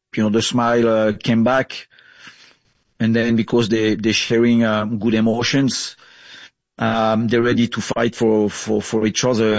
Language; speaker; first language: English; non-native, fluent; French